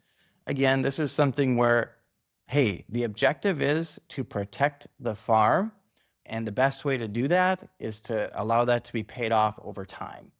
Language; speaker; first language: English; native; English